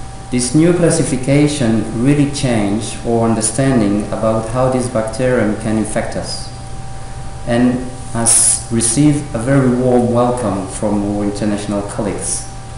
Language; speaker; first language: English; non-native, fluent; French